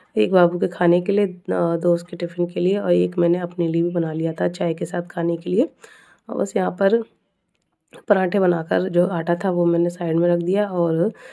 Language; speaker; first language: Hindi; native; Hindi